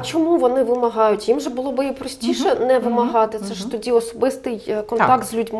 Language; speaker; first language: Ukrainian; native; Ukrainian